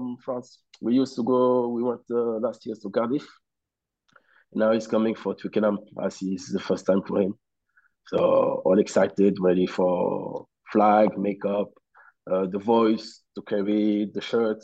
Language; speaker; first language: English; non-native, learner; French